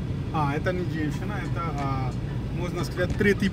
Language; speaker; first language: Russian; non-native, fluent; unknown